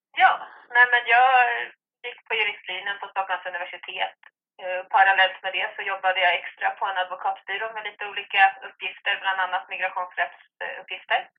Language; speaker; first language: Swedish; native; Swedish